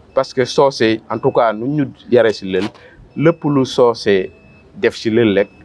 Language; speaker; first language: Wolof; non-native, local second language; Mandingo